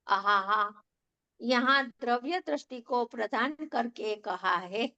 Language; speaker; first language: Hindi; non-native, local second language; Gujarati